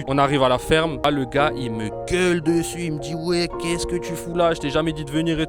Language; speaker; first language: French; native; French